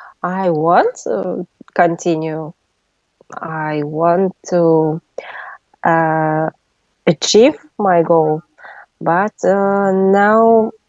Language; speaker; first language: English; non-native, learner; Russian